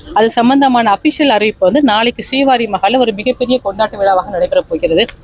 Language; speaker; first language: Tamil; native; Tamil